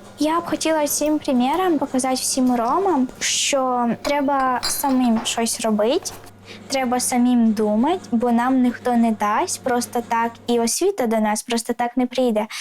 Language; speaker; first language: Ukrainian; non-native, local second language; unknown